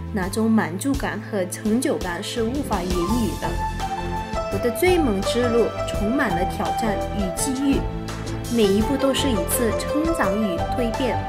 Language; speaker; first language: Chinese; non-native, fluent; Khmer